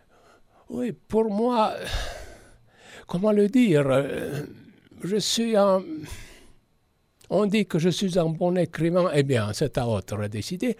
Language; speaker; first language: French; non-native, fluent; Estonian